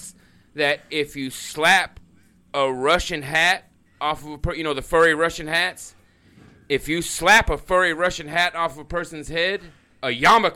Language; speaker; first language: English; native; English